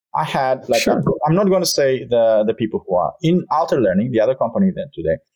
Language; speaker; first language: English; non-native, fluent; Albanian